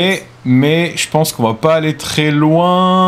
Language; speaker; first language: French; native; French